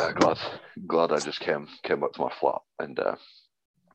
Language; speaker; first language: English; native; English